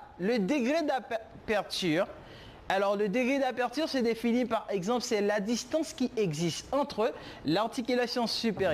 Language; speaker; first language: French; non-native, fluent; Spanish